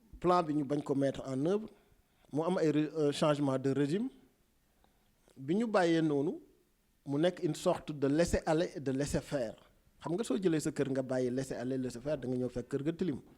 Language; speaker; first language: Wolof; non-native, local second language; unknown